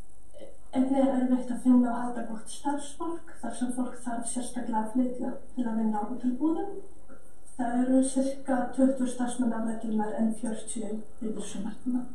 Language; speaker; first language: Icelandic; non-native, fluent; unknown